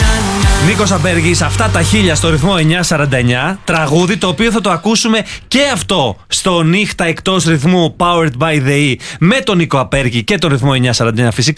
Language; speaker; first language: Greek; native; Greek